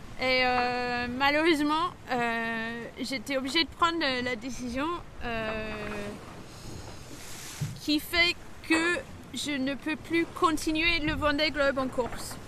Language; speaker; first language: French; non-native, fluent; English